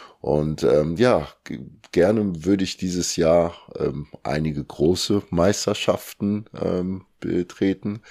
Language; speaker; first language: German; early bilingual, other home language; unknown